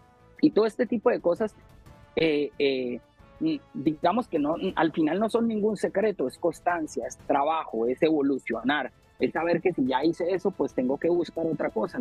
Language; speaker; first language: Spanish; native; Spanish